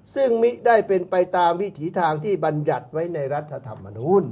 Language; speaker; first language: Thai; native; Thai